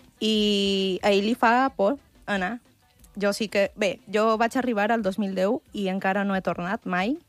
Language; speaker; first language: Catalan; early bilingual, other home language; Spanish